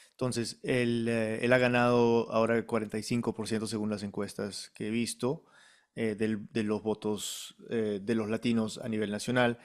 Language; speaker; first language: Spanish; early bilingual, heritage; Spanish